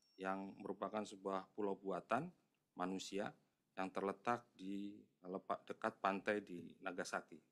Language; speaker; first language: Indonesian; native; Indonesian